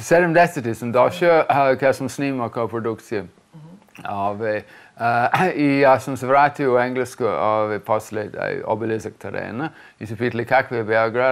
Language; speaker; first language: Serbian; non-native, fluent; English